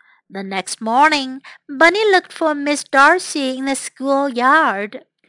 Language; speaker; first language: English; non-native, fluent; Chinese